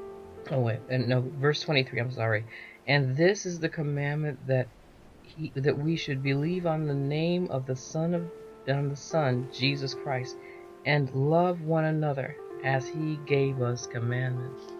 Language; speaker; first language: English; native; English